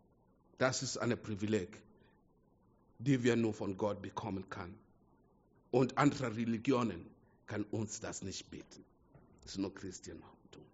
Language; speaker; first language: German; non-native, fluent; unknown